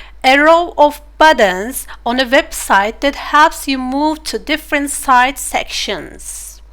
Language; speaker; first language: English; non-native, fluent; Turkish